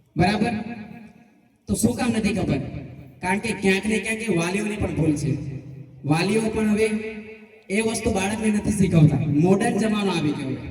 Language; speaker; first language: Gujarati; non-native, local second language; Vasavi